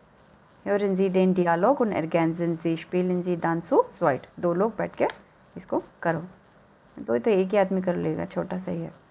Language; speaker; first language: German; non-native, fluent; Hindi